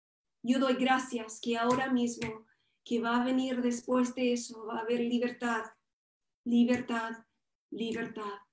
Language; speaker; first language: Spanish; non-native, fluent; English